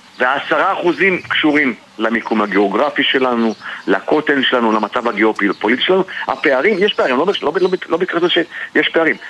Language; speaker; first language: Hebrew; native; Hebrew